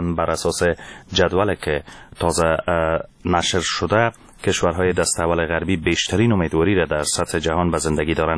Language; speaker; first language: Persian; native; Persian